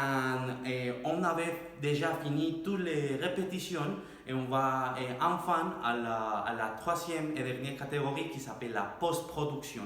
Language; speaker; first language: French; non-native, learner; Spanish